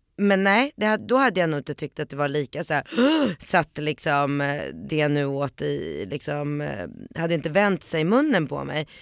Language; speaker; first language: Swedish; early bilingual, other home language; Polish